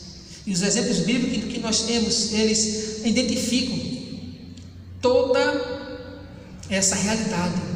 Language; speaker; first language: Portuguese; native; Portuguese